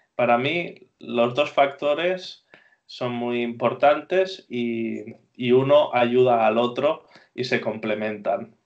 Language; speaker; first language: Spanish; native; Spanish